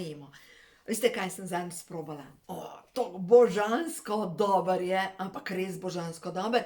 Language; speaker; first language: Slovenian; native; Slovenian